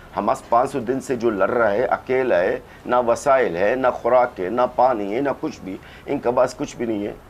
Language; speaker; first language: Urdu; non-native, fluent; Arabic